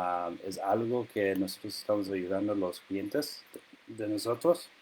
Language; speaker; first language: Spanish; non-native, fluent; English